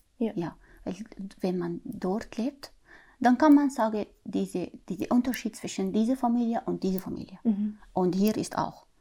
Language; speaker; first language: German; non-native, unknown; Arabic